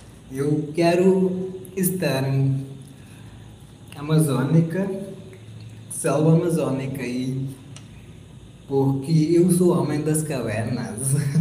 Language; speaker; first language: Portuguese; non-native, learner; Hindi